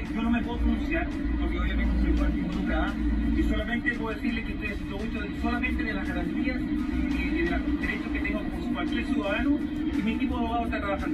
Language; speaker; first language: Spanish; native; Spanish